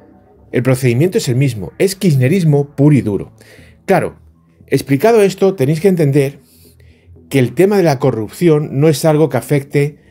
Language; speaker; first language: Spanish; native; Spanish